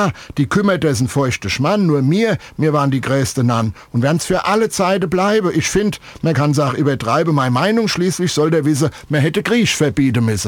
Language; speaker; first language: German; native; German